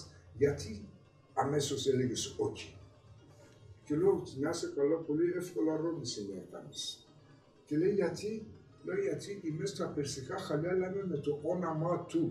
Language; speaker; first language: Greek; non-native, learner; Persian